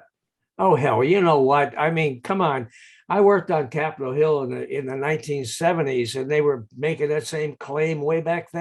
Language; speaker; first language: English; native; English